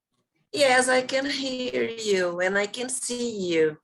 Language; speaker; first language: English; non-native, learner; Portuguese